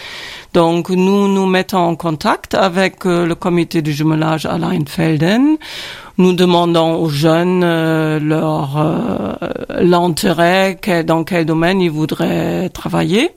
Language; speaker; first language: French; non-native, fluent; German